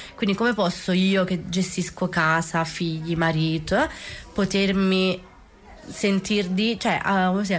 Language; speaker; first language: Italian; native; Italian